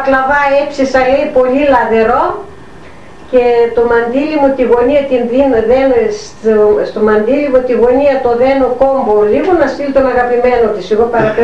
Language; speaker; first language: Greek; native; Greek